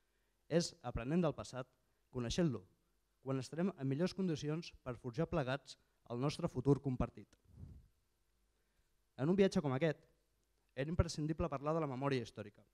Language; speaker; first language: Catalan; native; Catalan